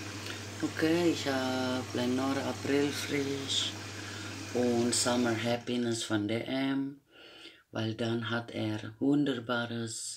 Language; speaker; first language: German; non-native, fluent; Croatian